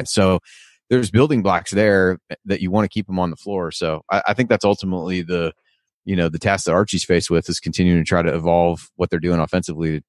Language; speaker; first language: English; native; English